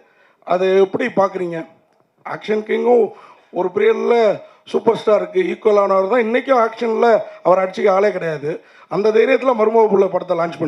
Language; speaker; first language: Tamil; native; Tamil